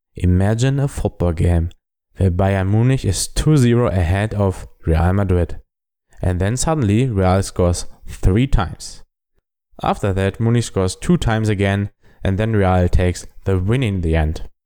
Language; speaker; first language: English; non-native, fluent; German